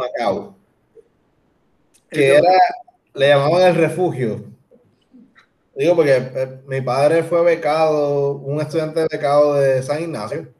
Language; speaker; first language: Spanish; native; Spanish